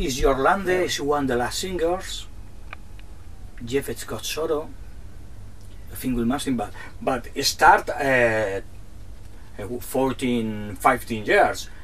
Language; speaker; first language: English; non-native, learner; Spanish